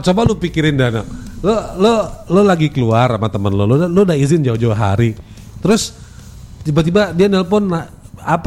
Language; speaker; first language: Indonesian; native; Indonesian